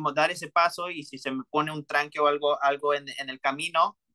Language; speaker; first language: Spanish; early bilingual, heritage; Spanish